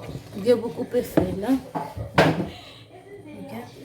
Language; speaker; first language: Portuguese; non-native, learner; Haitian Creole